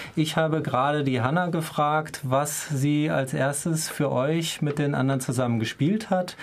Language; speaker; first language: German; native; German